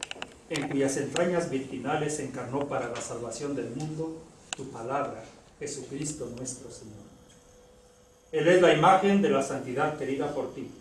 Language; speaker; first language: Spanish; native; Spanish